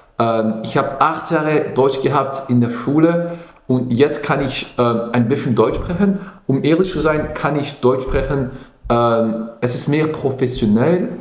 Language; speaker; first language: German; non-native, local second language; Dutch